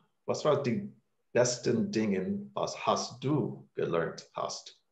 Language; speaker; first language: German; non-native, learner; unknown